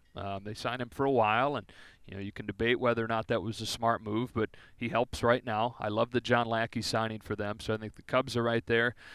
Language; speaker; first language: English; native; English